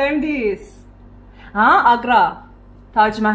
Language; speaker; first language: English; non-native, learner; Persian